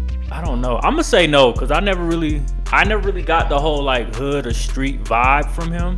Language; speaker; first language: English; native; English